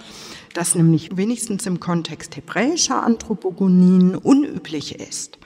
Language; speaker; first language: German; native; German